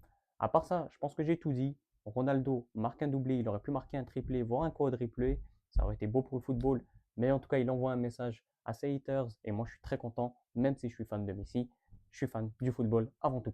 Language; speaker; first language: French; native; French